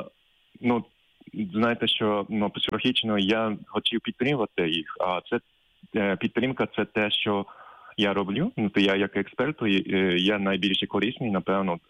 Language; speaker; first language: Ukrainian; non-native, fluent; Japanese